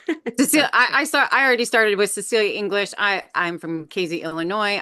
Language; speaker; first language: English; native; English